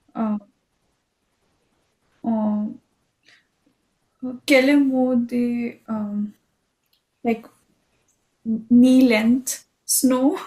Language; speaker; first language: French; non-native, learner; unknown